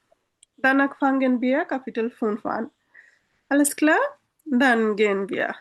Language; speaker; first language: German; non-native, fluent; Bangla